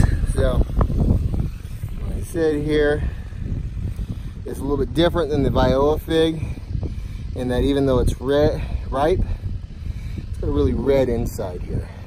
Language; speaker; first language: English; native; English